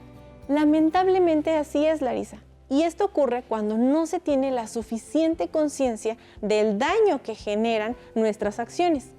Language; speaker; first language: Spanish; native; Spanish